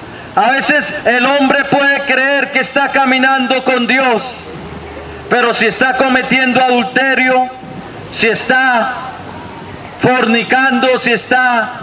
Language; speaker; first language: Spanish; native; Spanish